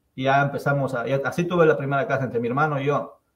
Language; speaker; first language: Spanish; native; Spanish